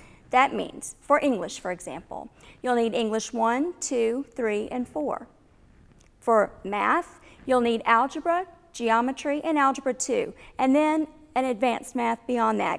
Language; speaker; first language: English; native; English